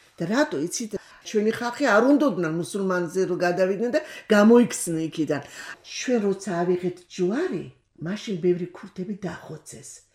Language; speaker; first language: Georgian; non-native, local second language; Kurdish